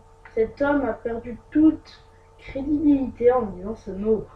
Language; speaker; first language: French; native; French